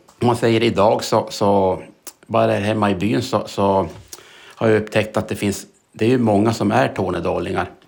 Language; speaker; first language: Swedish; native; Swedish